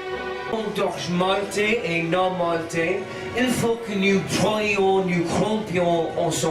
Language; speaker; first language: French; non-native, learner; English